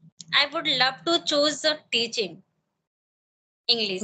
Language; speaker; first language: English; non-native, learner; Hindi